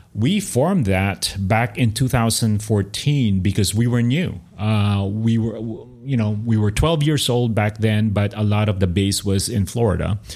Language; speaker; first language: English; non-native, local second language; Filipino